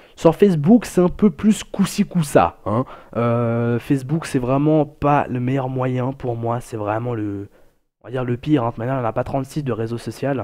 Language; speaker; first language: French; native; French